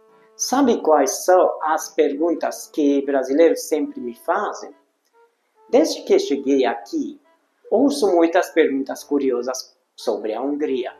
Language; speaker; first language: Portuguese; non-native, fluent; Hungarian